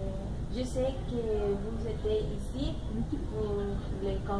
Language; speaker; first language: French; non-native, learner; Spanish